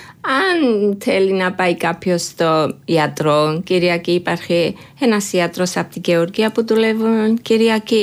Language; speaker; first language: Greek; non-native, learner; Georgian